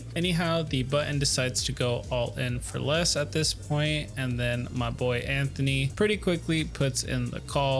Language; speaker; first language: English; native; English